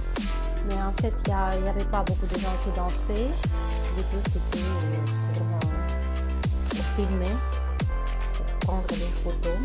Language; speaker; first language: French; non-native, learner; Russian